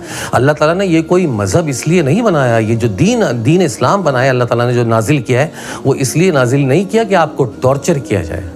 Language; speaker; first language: Urdu; native; Urdu